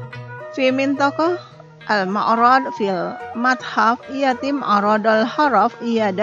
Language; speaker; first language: Arabic; non-native, fluent; Indonesian